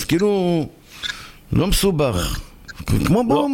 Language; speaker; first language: Hebrew; native; Hebrew